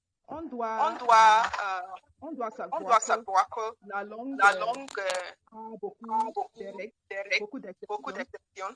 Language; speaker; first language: French; non-native, learner; Yoruba